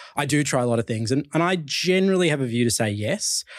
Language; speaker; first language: English; early bilingual, other home language; Chinese